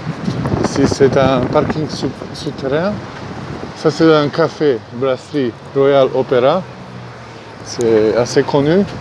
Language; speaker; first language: French; non-native, fluent; Hungarian